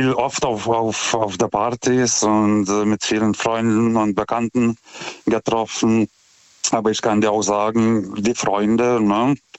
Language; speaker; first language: German; non-native, fluent; Lithuanian